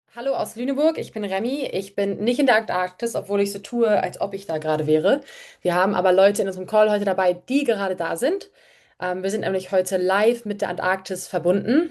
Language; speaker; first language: German; native; German